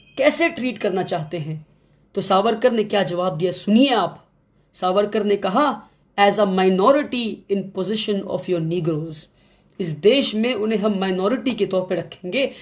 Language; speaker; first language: Hindi; non-native, local second language; Kannada